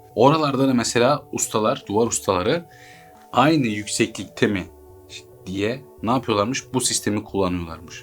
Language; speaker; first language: Turkish; native; Turkish